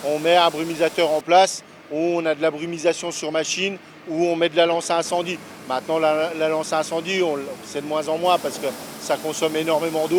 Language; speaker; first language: French; native; French